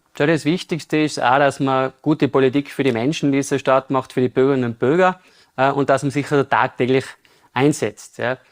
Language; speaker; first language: German; native; German